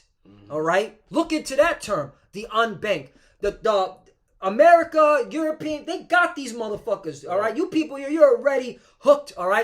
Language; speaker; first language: English; native; English